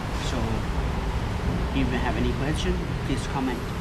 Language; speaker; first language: English; non-native, learner; Thai